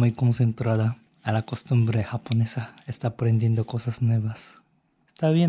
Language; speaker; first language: Spanish; non-native, learner; Japanese